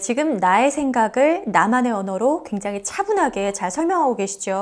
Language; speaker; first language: Korean; native; Korean